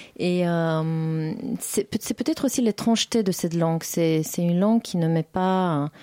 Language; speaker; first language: French; non-native, fluent; Romanian